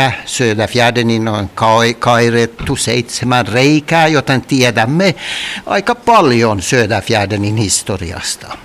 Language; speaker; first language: Finnish; non-native, local second language; Swedish